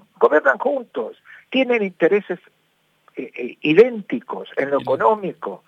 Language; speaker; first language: Spanish; native; Spanish